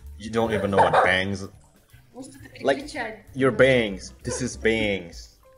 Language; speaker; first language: English; non-native, fluent; Indonesian